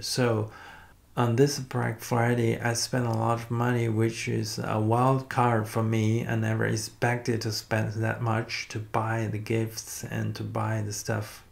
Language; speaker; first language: English; non-native, fluent; Chinese